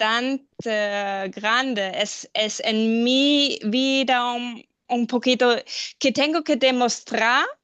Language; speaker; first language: Spanish; non-native, fluent; German